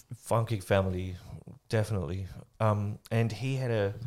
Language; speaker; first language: English; non-native, fluent; German